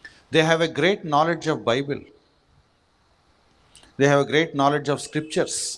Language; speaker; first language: English; non-native, local second language; Telugu